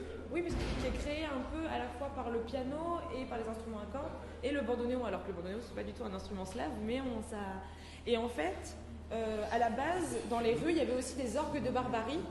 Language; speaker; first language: French; native; French